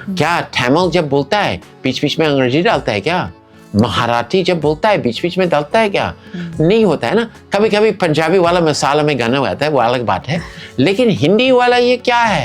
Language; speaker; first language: Hindi; non-native, fluent; English